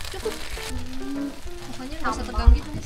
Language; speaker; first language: Indonesian; non-native, learner; Japanese